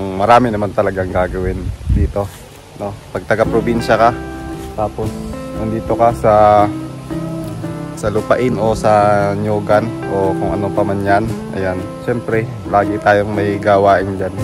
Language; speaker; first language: Filipino; non-native, local second language; Bikol